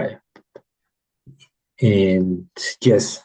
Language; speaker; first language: English; non-native, learner; Spanish